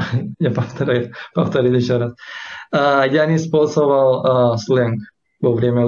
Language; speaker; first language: Russian; non-native, fluent; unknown